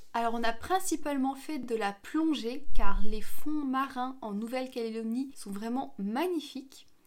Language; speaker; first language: French; native; French